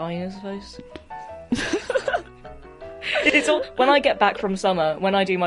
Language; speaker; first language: English; native; English